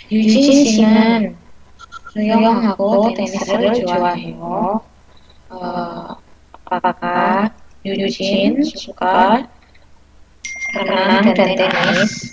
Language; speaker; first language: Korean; non-native, learner; Indonesian